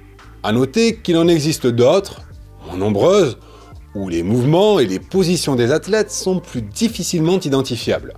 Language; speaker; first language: French; native; French